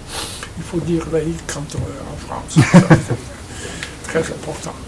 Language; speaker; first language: French; non-native, fluent; Polish